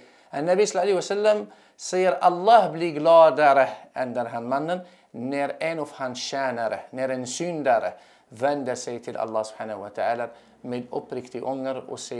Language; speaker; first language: Swedish; non-native, fluent; Arabic